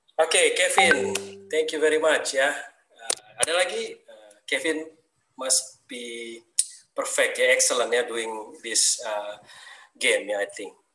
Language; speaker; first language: English; non-native, learner; Indonesian